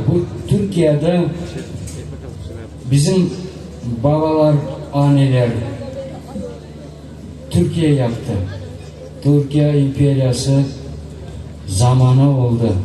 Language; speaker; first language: Turkish; non-native, learner; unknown